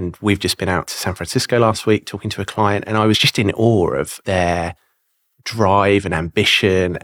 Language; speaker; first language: English; native; English